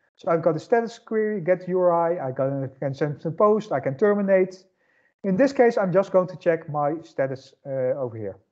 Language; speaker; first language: English; non-native, fluent; Dutch